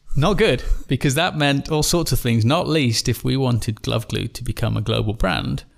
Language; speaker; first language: English; native; English